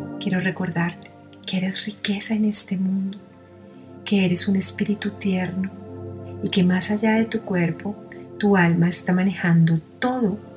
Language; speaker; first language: Spanish; native; Spanish